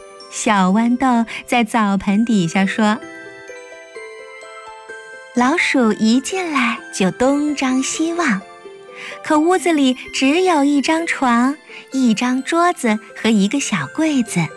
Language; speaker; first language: Chinese; native; Chinese